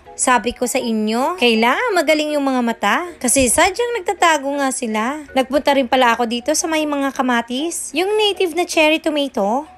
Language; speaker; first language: Filipino; non-native, local second language; Iloko